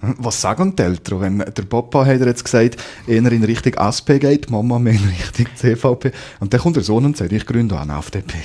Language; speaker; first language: German; native; German